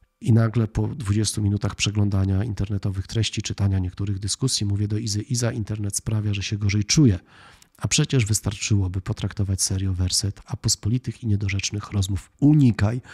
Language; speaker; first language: Polish; native; Polish